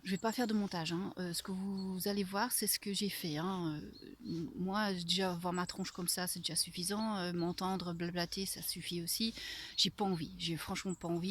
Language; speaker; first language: French; non-native, fluent; English